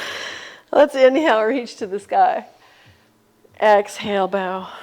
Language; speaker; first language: English; native; English